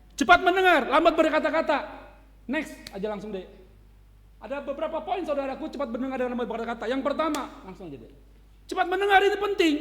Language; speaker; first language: Indonesian; native; Indonesian